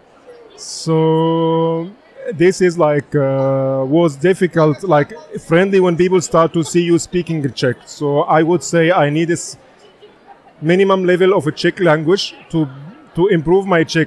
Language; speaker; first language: English; non-native, fluent; Arabic